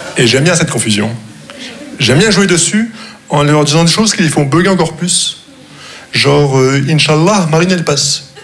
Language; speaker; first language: French; early bilingual, other home language; Arabic